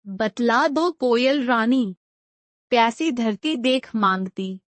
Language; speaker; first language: Hindi; non-native, local second language; Telugu